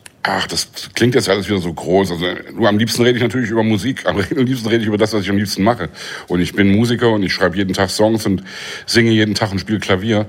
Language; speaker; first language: German; native; German